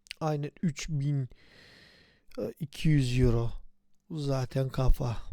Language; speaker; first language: Turkish; native; Turkish